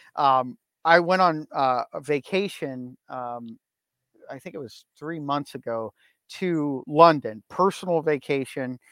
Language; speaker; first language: English; native; English